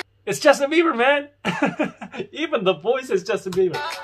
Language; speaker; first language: English; native; English